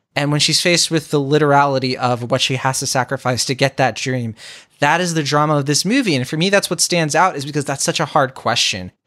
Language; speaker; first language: English; native; English